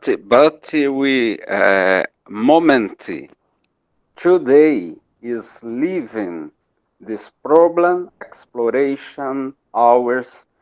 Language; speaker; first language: English; non-native, learner; Portuguese